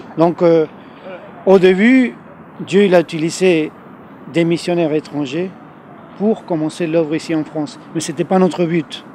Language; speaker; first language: French; non-native, fluent; Spanish